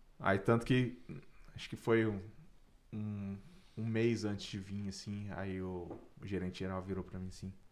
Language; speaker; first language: Portuguese; native; Portuguese